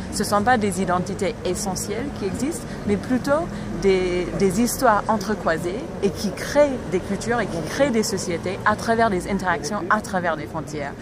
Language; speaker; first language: French; non-native, fluent; English